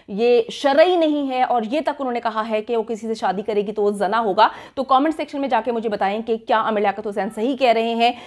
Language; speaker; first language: Urdu; native; Urdu